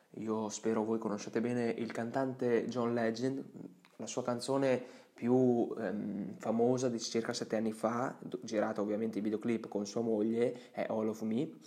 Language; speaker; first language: Italian; early bilingual, other home language; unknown